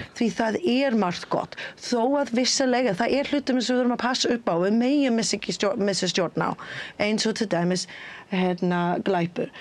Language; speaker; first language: Icelandic; non-native, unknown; English